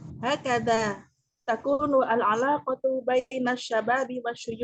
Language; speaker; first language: Arabic; non-native, learner; Indonesian